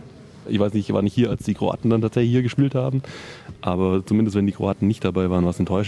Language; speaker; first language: German; native; German